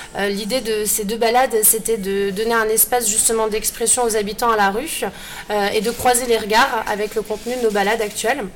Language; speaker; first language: French; native; French